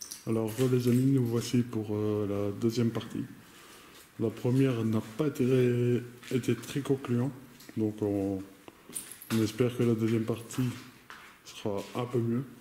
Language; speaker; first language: French; native; French